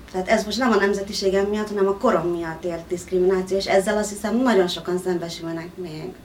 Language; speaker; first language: Hungarian; early bilingual, other home language; Greek